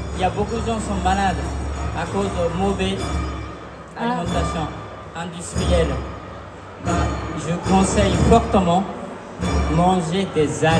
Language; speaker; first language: French; non-native, fluent; Japanese